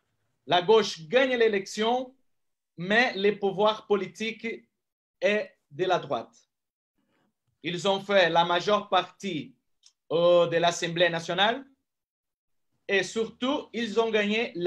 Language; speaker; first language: French; non-native, fluent; Portuguese